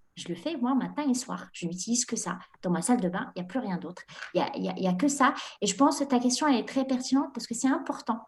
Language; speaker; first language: French; non-native, local second language; Arabic